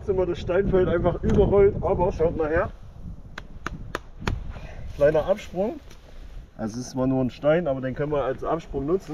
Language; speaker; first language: German; native; German